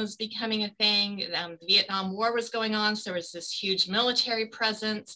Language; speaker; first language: English; native; English